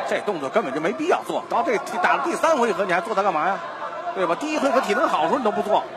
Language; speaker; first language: Chinese; native; Chinese